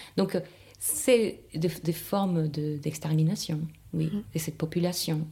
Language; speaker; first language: French; non-native, fluent; Spanish